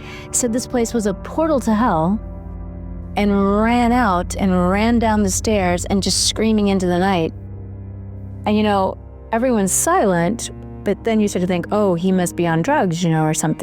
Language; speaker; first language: English; native; English